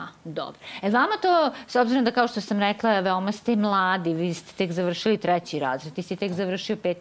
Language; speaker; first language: Croatian; native; Croatian